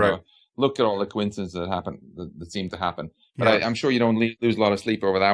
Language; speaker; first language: English; non-native, fluent; Swedish